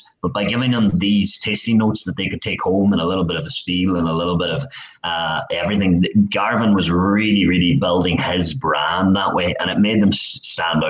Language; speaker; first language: English; native; English